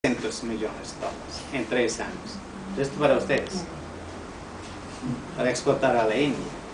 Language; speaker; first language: Spanish; non-native, learner; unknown